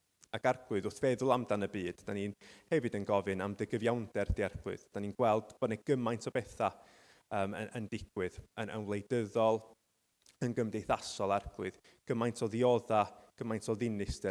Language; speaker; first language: Welsh; native; Welsh